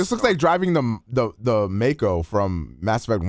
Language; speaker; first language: English; native; English